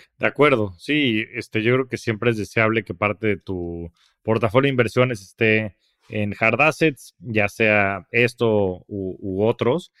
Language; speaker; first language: Spanish; native; Spanish